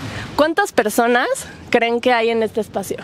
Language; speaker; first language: Spanish; native; Spanish